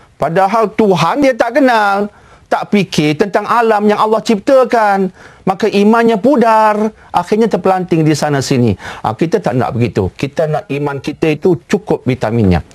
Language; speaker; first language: Malay; native; Malay